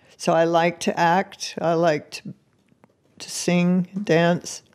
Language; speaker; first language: English; native; English